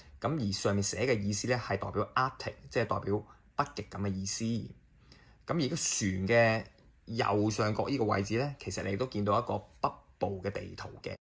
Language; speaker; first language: Cantonese; native; Cantonese